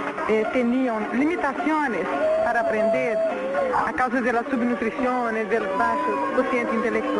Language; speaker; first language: Spanish; non-native, learner; Portuguese